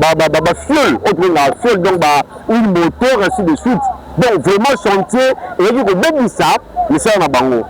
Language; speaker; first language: French; non-native, local second language; Lingala